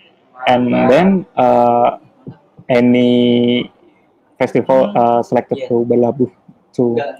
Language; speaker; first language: English; non-native, learner; Indonesian